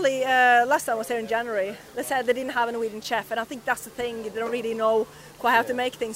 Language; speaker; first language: English; non-native, fluent; Norwegian